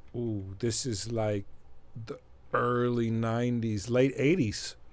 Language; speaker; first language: English; native; English